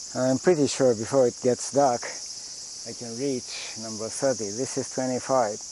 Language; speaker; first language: English; non-native, fluent; Japanese